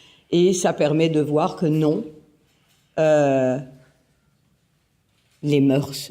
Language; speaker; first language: French; native; French